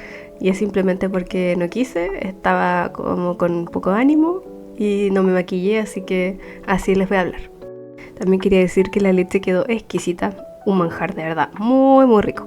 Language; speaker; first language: Spanish; native; Spanish